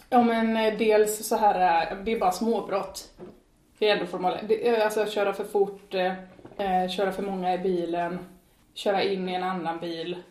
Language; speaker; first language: Swedish; native; Swedish